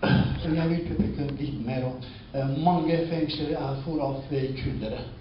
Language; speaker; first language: Norwegian; non-native, learner; Kurdish